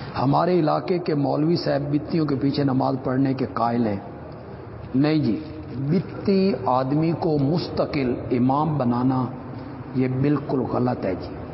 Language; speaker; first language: Urdu; non-native, local second language; Punjabi